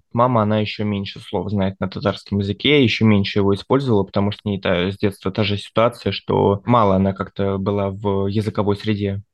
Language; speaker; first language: Russian; native; Russian